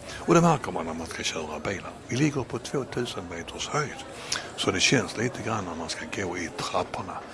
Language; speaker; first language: Swedish; native; Swedish